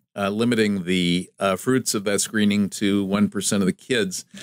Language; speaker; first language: English; native; English